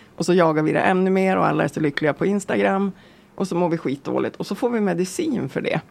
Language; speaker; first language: Swedish; native; Swedish